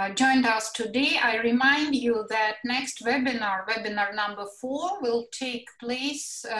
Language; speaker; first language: English; non-native, fluent; Latvian